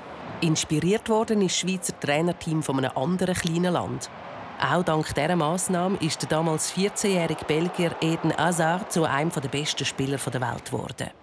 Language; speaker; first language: German; native; German